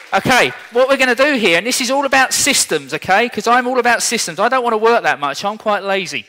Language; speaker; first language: English; native; English